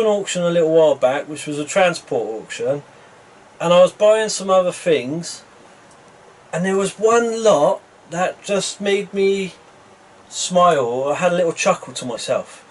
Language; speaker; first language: English; native; English